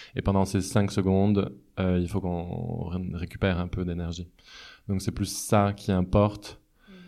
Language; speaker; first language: French; native; French